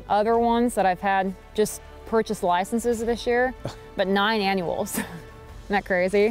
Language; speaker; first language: English; native; English